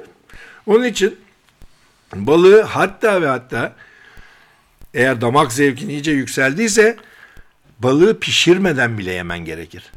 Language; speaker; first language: Turkish; native; Turkish